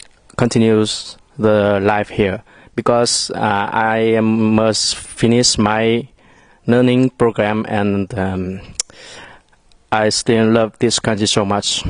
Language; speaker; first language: English; non-native, learner; Vietnamese